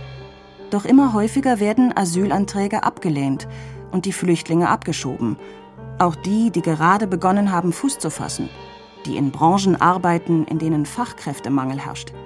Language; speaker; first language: German; native; German